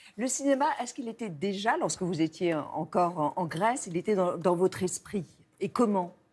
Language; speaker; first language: French; native; French